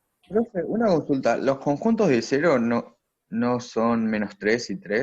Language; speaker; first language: Spanish; native; Spanish